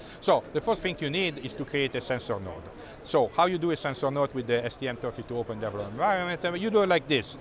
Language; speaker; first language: English; non-native, fluent; Italian